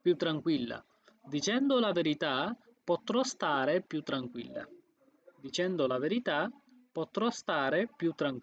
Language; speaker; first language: Italian; non-native, fluent; Bangla